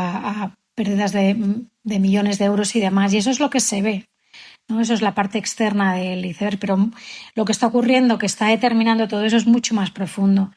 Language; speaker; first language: Spanish; native; Spanish